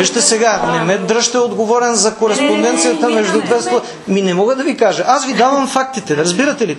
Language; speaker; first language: Bulgarian; native; Bulgarian